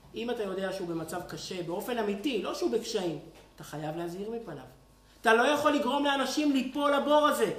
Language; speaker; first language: Hebrew; native; Hebrew